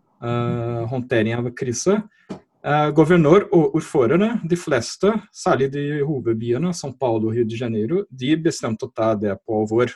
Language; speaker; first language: Norwegian; non-native, fluent; Portuguese